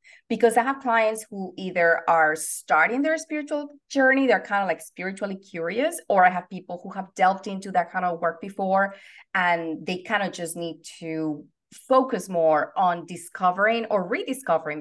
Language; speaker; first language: English; non-native, fluent; Spanish